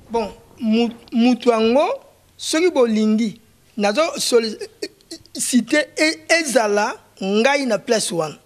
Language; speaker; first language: Lingala; native; Lingala